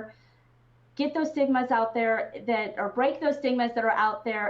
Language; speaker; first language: English; native; English